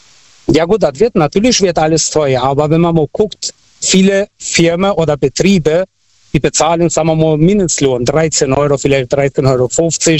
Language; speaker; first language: German; non-native, local second language; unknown